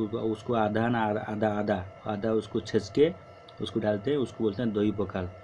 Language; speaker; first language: Hindi; non-native, local second language; Odia